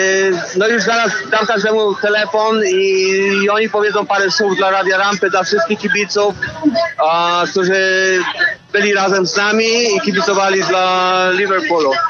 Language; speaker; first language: Polish; early bilingual, heritage; Polish